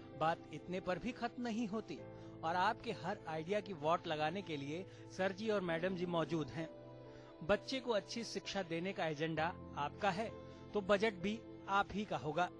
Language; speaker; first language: Hindi; native; Hindi